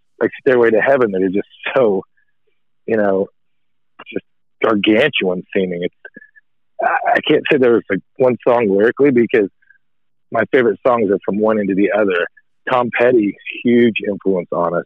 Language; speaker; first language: English; native; English